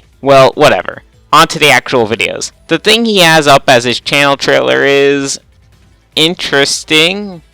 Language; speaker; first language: English; native; English